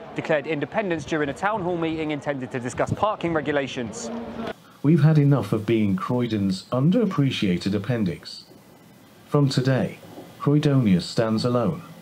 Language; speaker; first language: English; native; English